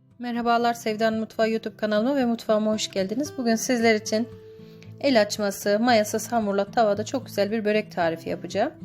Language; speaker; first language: Turkish; native; Turkish